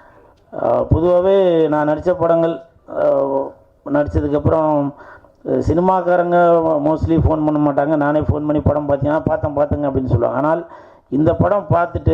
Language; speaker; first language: Tamil; native; Tamil